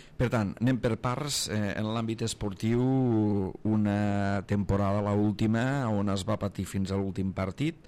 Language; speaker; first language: Catalan; native; Catalan